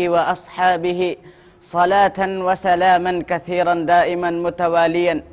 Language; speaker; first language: Arabic; non-native, learner; Urdu